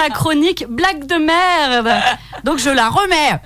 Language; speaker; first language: French; native; French